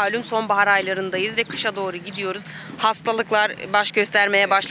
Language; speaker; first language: Turkish; native; Turkish